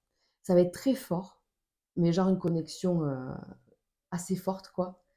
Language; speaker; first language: French; native; French